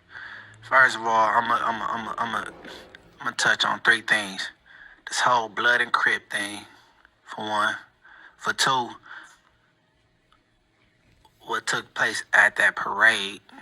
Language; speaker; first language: English; native; English